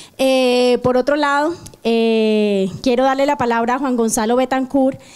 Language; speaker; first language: Spanish; native; Spanish